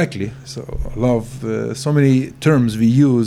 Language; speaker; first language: English; non-native, fluent; Yiddish